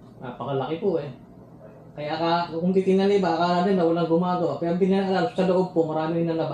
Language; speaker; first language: Filipino; native; Filipino